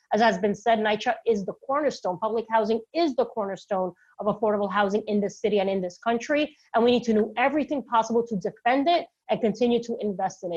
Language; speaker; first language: English; non-native, local second language; Spanish